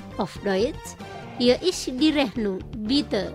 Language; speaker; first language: German; non-native, fluent; Indonesian